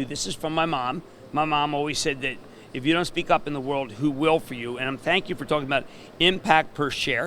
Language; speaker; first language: English; native; English